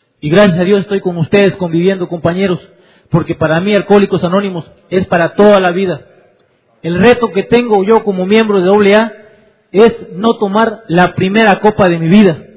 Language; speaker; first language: Spanish; native; Spanish